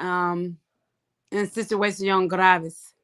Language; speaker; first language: Spanish; non-native, learner; English